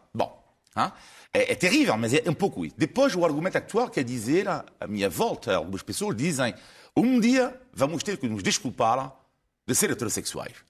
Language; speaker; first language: Portuguese; non-native, fluent; French